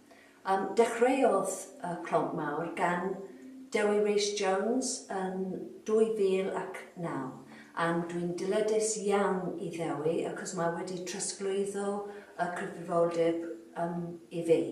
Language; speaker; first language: Welsh; non-native, fluent; English